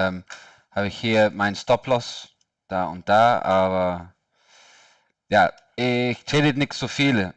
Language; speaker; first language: German; non-native, learner; English